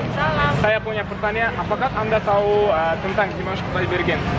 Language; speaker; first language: Indonesian; non-native, learner; Kazakh